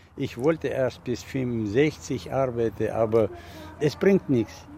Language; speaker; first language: German; non-native, fluent; Russian